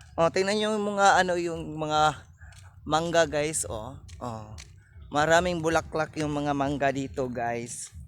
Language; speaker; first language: Filipino; non-native, local second language; Cebuano